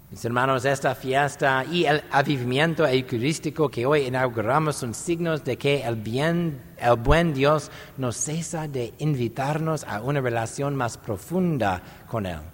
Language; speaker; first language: Spanish; non-native, fluent; English